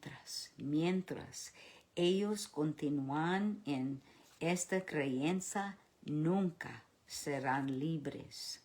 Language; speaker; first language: Spanish; early bilingual, heritage; Spanish